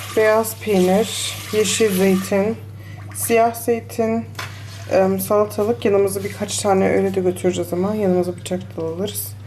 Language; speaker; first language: Turkish; early bilingual, heritage; Turkish